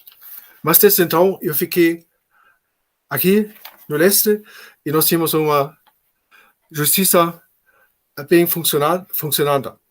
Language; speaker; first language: Portuguese; non-native, fluent; German